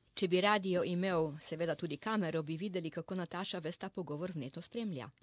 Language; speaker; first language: Slovenian; native; Slovenian